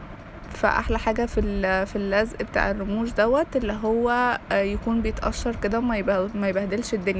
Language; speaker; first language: Arabic; native; Arabic